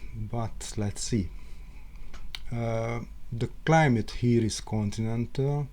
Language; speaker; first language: English; non-native, learner; Hungarian